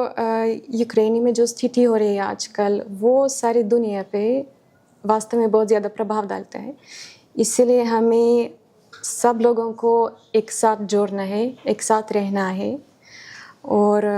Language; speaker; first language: Hindi; non-native, fluent; Ukrainian